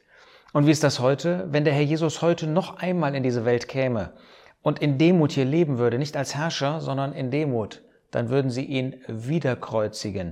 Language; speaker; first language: German; native; German